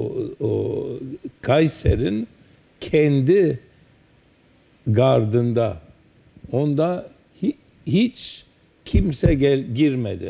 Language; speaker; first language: Turkish; early bilingual, heritage; Turkish